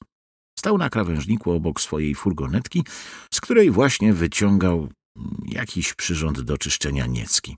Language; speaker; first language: Polish; native; Polish